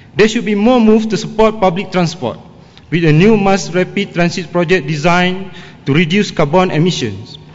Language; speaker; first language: English; non-native, local second language; Malay